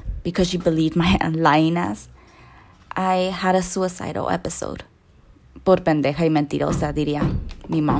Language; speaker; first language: English; early bilingual, other home language; Spanish